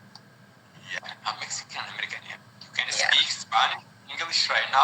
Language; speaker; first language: English; non-native, learner; Arabic